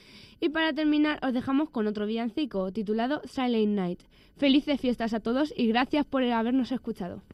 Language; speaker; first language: Spanish; native; Spanish